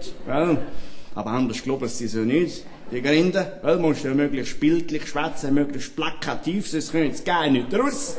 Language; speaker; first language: German; native; German